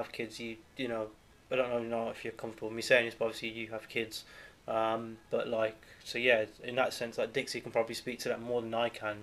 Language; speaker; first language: English; native; English